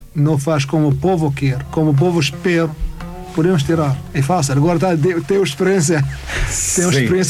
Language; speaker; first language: Portuguese; non-native, learner; Arabic